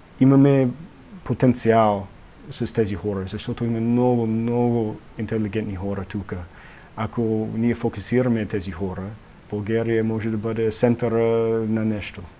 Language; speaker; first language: Bulgarian; non-native, learner; English